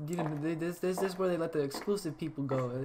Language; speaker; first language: English; native; English